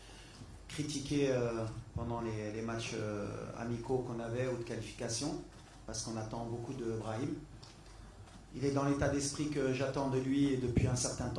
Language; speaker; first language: French; native; French